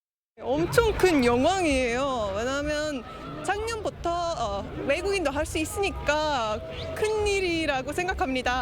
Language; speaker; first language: Korean; non-native, fluent; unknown